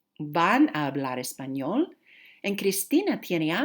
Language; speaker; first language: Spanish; non-native, fluent; English